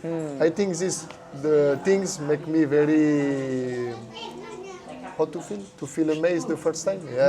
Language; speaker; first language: English; non-native, fluent; French